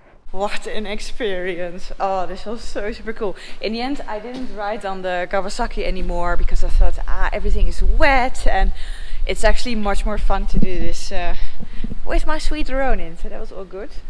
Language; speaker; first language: English; non-native, fluent; Dutch